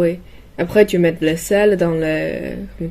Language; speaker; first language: French; non-native, learner; Chinese